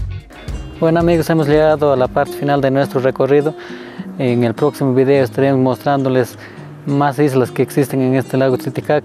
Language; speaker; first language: Spanish; native; Spanish